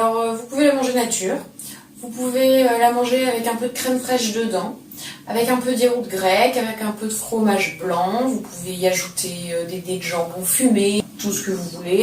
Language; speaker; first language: French; native; French